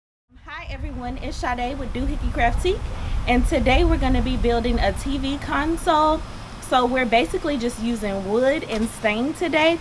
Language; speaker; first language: English; native; English